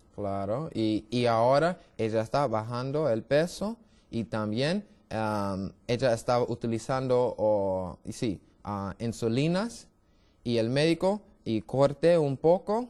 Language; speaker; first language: Spanish; non-native, learner; English